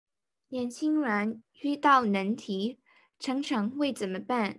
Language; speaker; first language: Chinese; non-native, learner; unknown